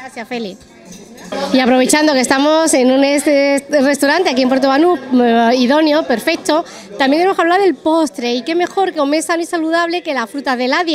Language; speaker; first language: Spanish; native; Spanish